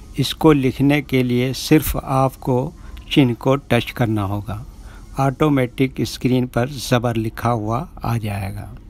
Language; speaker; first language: Hindi; native; Hindi